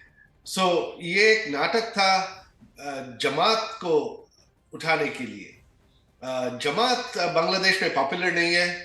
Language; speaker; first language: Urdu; non-native, fluent; Bangla